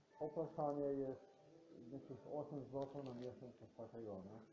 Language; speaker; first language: Polish; non-native, learner; Serbian